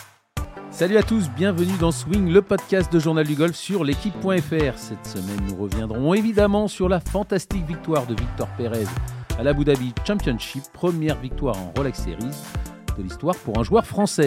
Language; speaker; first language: French; native; French